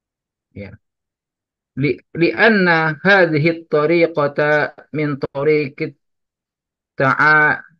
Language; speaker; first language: Arabic; non-native, learner; Indonesian